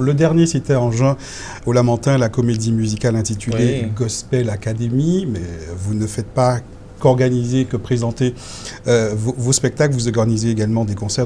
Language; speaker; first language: French; native; French